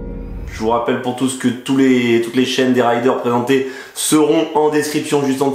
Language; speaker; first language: French; native; French